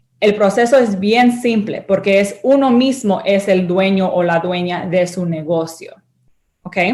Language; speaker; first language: Spanish; early bilingual, heritage; Spanish